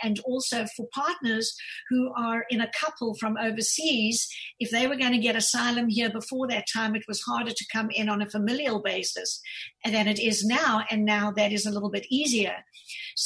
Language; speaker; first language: English; native; English